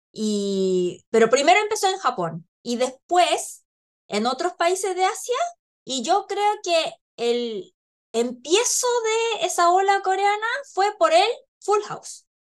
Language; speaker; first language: Spanish; non-native, fluent; Korean